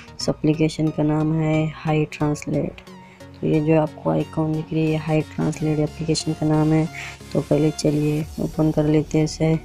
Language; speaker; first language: Hindi; native; Hindi